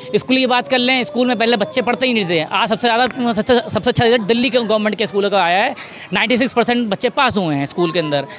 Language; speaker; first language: Hindi; native; Hindi